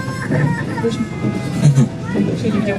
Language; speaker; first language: Chinese; non-native, learner; English